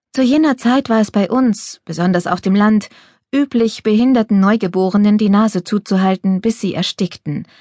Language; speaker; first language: German; native; German